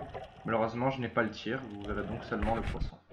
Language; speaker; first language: French; native; French